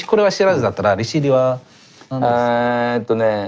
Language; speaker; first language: Japanese; non-native, learner; English